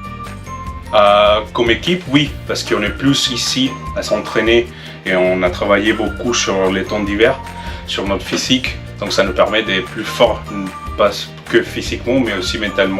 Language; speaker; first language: French; non-native, fluent; Spanish